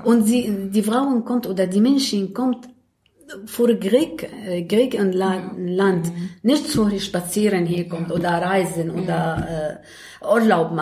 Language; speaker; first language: German; non-native, learner; Arabic